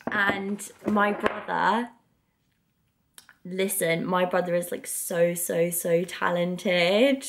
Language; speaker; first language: English; native; English